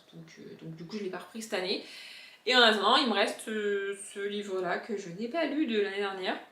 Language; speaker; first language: French; native; French